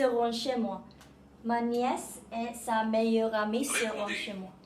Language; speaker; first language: French; non-native, learner; Japanese